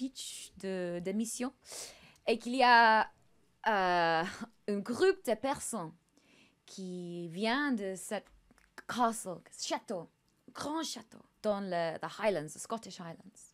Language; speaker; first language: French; non-native, learner; English